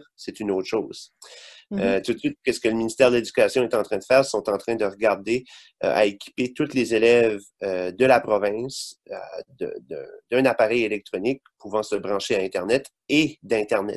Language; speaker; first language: French; native; French